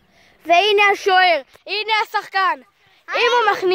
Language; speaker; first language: Hebrew; native; Hebrew